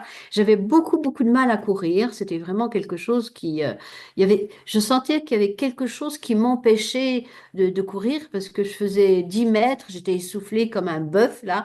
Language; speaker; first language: French; native; French